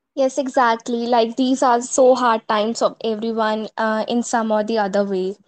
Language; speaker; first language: English; non-native, local second language; Hindi